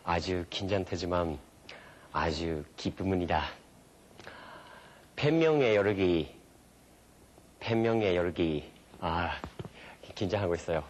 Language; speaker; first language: Korean; non-native, fluent; Japanese